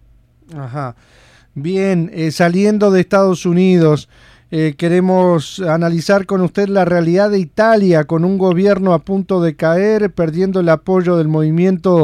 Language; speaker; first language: Spanish; native; Spanish